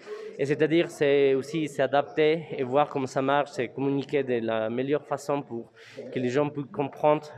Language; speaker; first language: French; non-native, fluent; Spanish